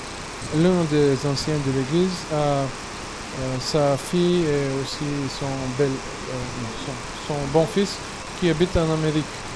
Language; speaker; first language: French; non-native, fluent; Bulgarian